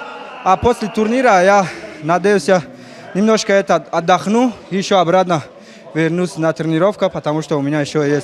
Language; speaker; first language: Russian; non-native, fluent; Tajik